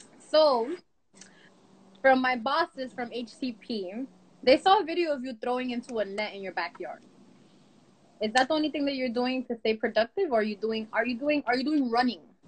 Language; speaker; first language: English; native; English